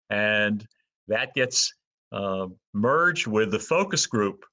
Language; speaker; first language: English; native; English